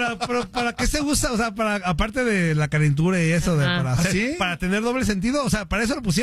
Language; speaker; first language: Spanish; native; Spanish